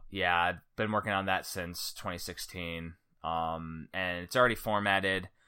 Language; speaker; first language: English; native; English